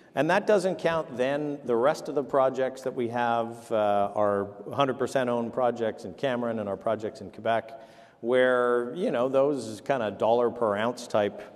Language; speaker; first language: English; native; English